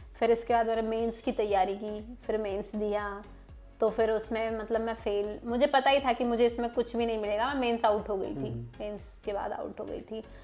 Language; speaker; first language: Hindi; native; Hindi